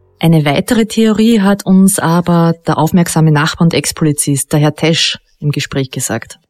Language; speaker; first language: German; native; German